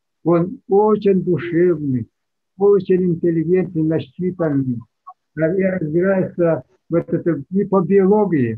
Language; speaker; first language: Russian; non-native, local second language; Yakut